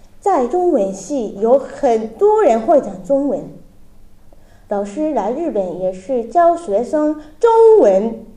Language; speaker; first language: Chinese; non-native, learner; Japanese